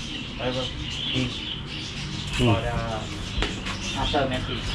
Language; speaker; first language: English; non-native, learner; Thai